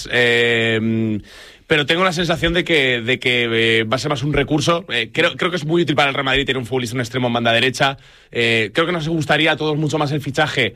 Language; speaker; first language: Spanish; native; Spanish